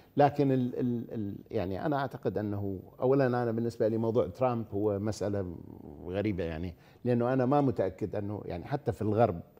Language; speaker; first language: Arabic; native; Arabic